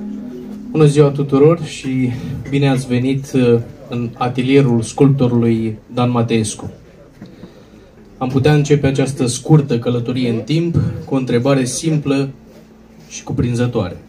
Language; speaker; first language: Romanian; native; Romanian